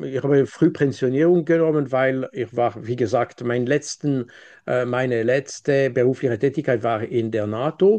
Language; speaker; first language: German; non-native, local second language; French